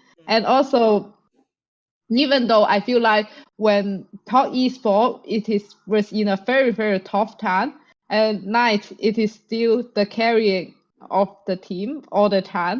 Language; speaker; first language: English; non-native, fluent; Chinese